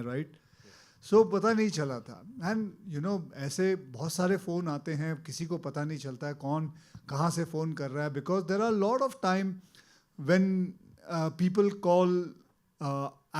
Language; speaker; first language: Hindi; native; Hindi